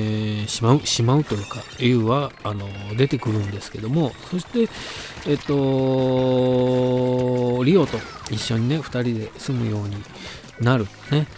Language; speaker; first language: Japanese; native; Japanese